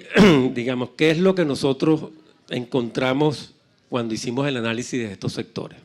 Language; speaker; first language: Spanish; native; Spanish